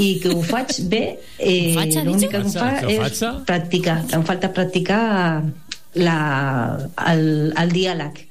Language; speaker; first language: Catalan; non-native, local second language; Spanish